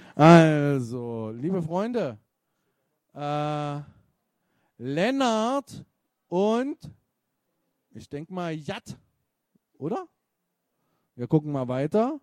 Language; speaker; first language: German; native; German